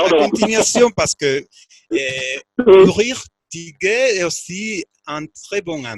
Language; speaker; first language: French; non-native, fluent; Spanish